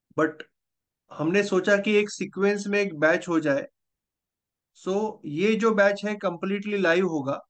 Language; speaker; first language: Hindi; non-native, local second language; Marathi